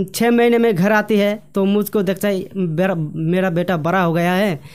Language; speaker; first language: Hindi; non-native, local second language; Bangla